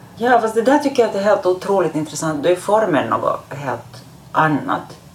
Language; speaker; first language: Swedish; native; Swedish